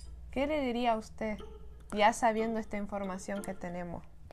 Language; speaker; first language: Spanish; early bilingual, heritage; Spanish